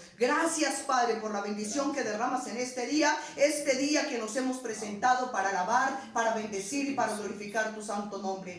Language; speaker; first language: Spanish; native; Spanish